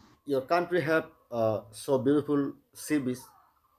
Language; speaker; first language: English; non-native, learner; Bangla